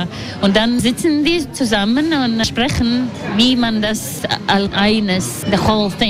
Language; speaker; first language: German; non-native, learner; Latvian